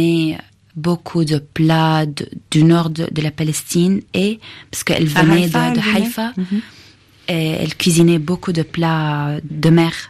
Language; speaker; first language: French; non-native, fluent; Arabic